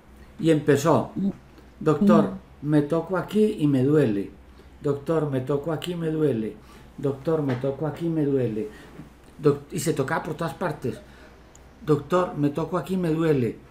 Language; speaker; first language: Spanish; native; Spanish